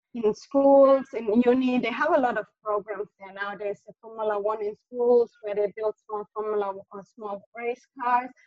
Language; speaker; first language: English; non-native, fluent; German